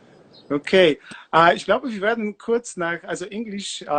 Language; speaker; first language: German; non-native, learner; Polish